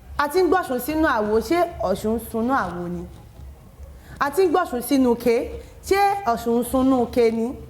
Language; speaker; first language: Yoruba; native; Yoruba